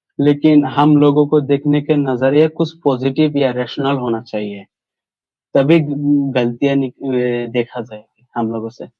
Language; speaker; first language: Hindi; non-native, local second language; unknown